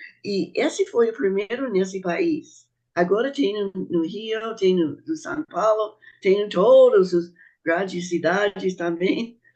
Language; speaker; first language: Portuguese; non-native, fluent; English